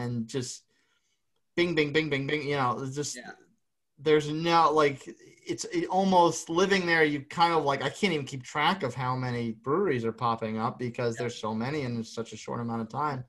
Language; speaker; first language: English; native; English